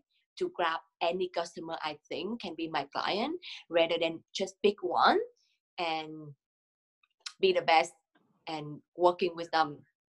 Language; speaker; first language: English; non-native, learner; Vietnamese